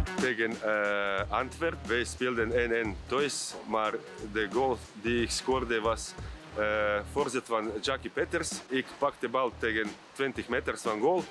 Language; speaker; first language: Dutch; non-native, learner; Croatian